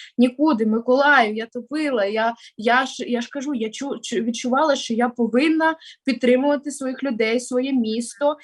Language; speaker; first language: Ukrainian; non-native, local second language; Russian